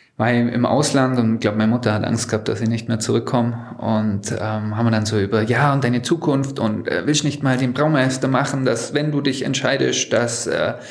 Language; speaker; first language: German; native; German